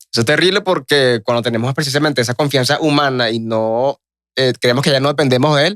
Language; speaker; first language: Spanish; native; Spanish